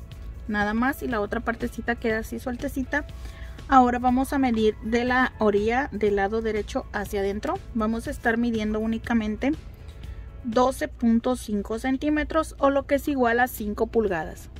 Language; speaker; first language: Spanish; native; Spanish